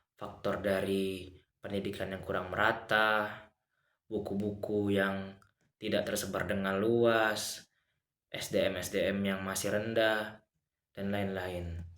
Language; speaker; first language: Indonesian; native; Indonesian